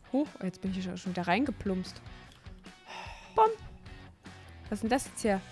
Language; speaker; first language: German; native; German